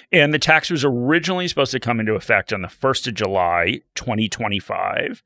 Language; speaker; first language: English; native; English